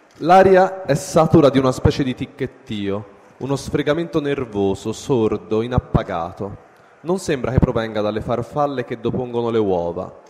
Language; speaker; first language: Italian; native; Italian